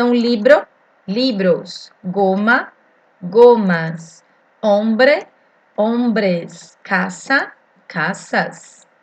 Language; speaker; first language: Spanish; non-native, fluent; Portuguese